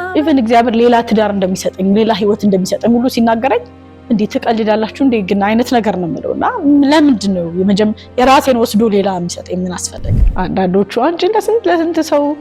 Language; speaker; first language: Amharic; native; Amharic